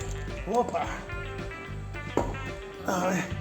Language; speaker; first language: Spanish; native; Spanish